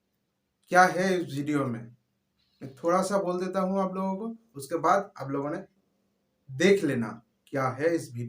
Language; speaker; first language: Hindi; non-native, local second language; Bangla